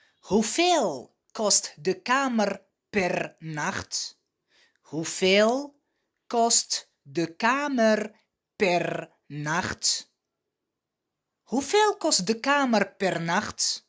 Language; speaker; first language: Dutch; non-native, fluent; Arabic